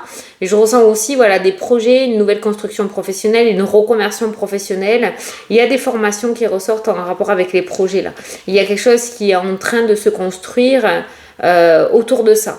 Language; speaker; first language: French; native; French